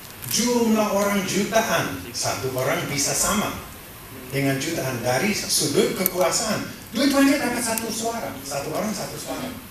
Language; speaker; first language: Indonesian; non-native, fluent; English